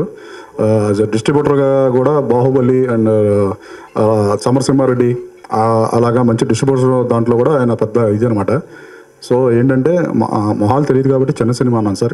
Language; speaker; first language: Telugu; native; Telugu